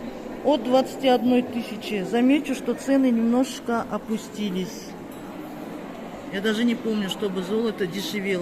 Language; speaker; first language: Russian; non-native, local second language; Kazakh